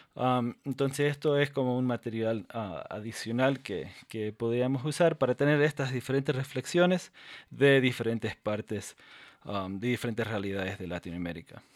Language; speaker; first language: Spanish; non-native, fluent; English